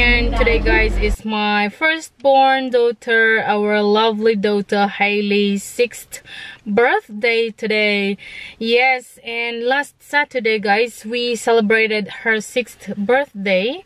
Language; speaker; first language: English; non-native, local second language; Filipino